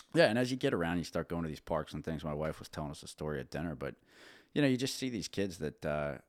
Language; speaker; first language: English; native; English